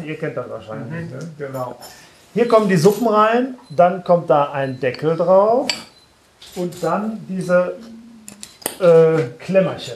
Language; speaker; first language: German; native; German